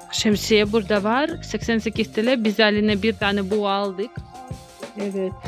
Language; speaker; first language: Turkish; non-native, learner; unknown